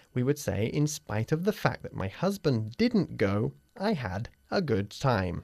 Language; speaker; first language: English; native; English